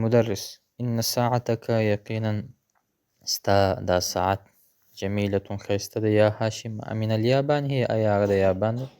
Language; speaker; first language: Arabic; non-native, fluent; Pashto